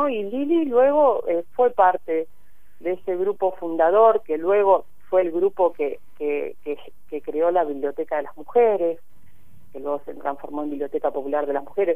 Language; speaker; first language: Spanish; native; Spanish